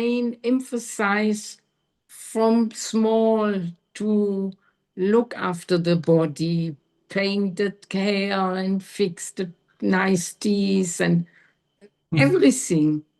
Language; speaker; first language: English; non-native, learner; German